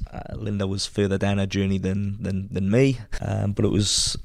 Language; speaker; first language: English; native; English